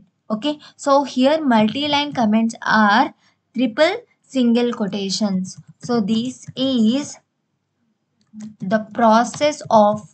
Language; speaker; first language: English; non-native, local second language; Telugu